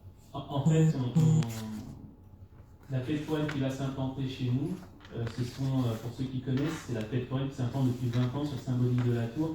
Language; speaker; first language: French; native; French